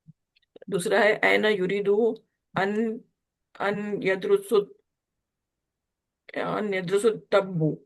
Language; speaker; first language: Arabic; non-native, learner; Urdu